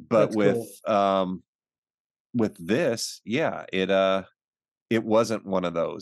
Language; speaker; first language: English; native; English